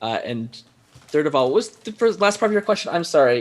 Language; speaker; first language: English; native; English